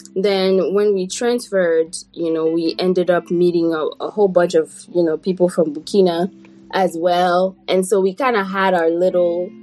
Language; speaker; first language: English; non-native, fluent; French